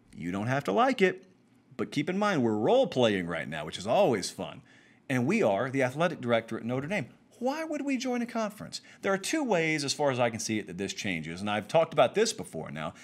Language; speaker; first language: English; native; English